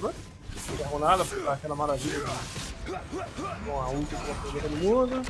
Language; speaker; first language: Portuguese; native; Portuguese